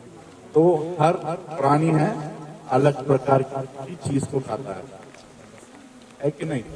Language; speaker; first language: Hindi; native; Hindi